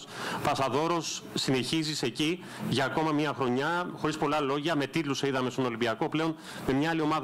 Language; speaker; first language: Greek; native; Greek